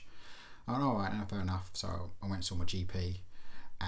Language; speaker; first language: English; native; English